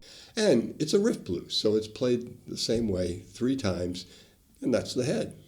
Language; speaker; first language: English; native; English